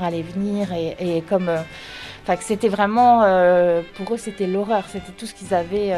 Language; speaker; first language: French; native; French